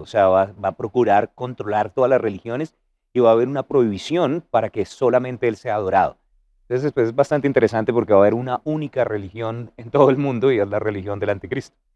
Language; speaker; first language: Spanish; native; Spanish